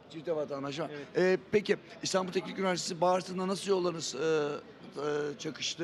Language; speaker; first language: Turkish; native; Turkish